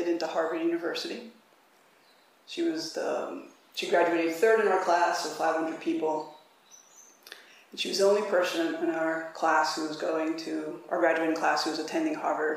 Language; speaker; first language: English; native; English